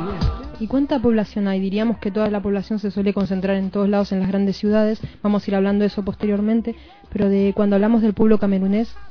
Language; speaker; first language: Spanish; native; Spanish